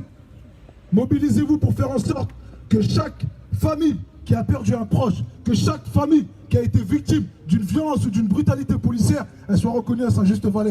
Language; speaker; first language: French; native; French